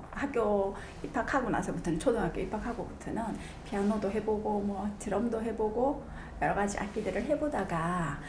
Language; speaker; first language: Korean; native; Korean